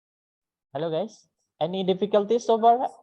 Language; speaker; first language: English; non-native, fluent; Indonesian